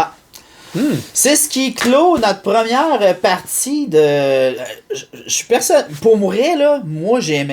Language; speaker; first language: French; native; French